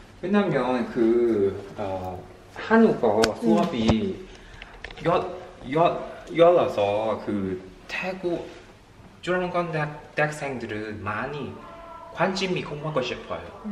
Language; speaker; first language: Korean; non-native, learner; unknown